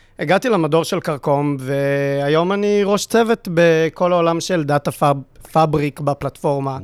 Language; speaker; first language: Hebrew; native; Hebrew